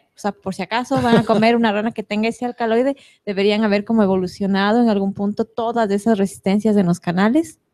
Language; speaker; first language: Spanish; native; Spanish